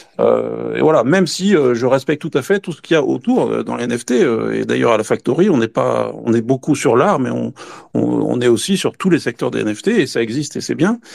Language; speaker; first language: French; native; French